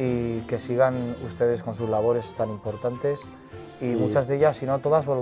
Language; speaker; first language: Spanish; native; Spanish